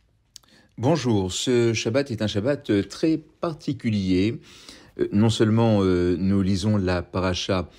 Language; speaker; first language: French; native; French